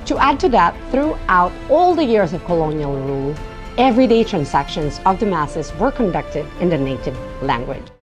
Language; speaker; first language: English; non-native, local second language; Filipino